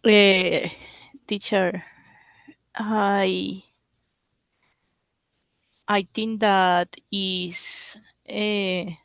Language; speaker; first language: English; non-native, learner; Spanish